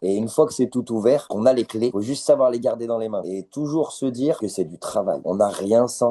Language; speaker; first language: French; native; French